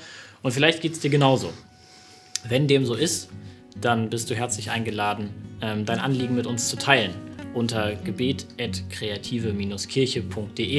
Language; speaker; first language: German; native; German